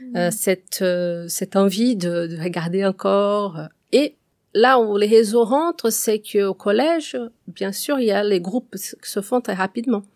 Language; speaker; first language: French; non-native, fluent; Portuguese